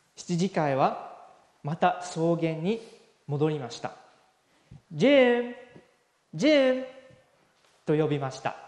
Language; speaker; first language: Japanese; non-native, fluent; English